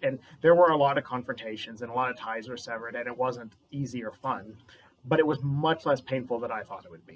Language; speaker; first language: English; native; English